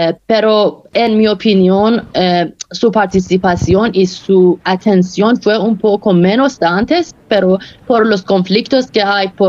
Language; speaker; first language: Spanish; non-native, learner; Persian